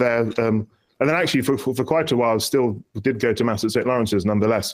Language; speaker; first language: English; native; English